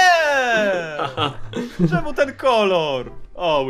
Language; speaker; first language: Polish; native; Polish